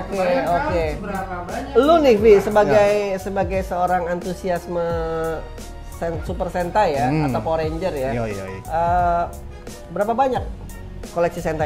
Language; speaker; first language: Indonesian; native; Indonesian